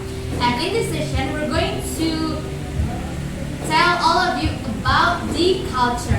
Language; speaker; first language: English; non-native, learner; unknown